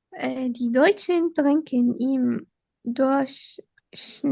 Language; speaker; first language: German; non-native, learner; Arabic